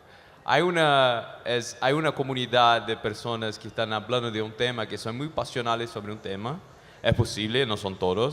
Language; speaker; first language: Spanish; non-native, fluent; Portuguese